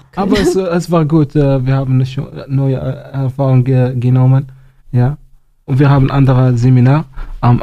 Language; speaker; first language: German; non-native, learner; Arabic